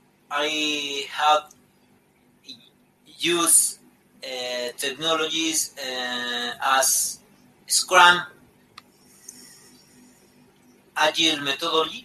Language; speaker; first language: English; non-native, learner; Spanish